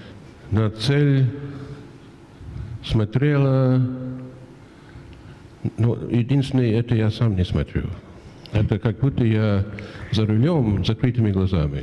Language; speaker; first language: Russian; non-native, fluent; English